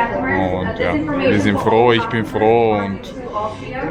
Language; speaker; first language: German; early bilingual, other home language; Serbian